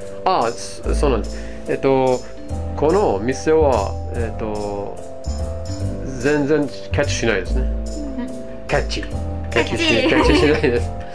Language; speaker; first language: Japanese; non-native, fluent; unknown